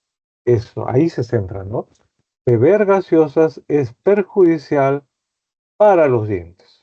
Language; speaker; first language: Spanish; native; Spanish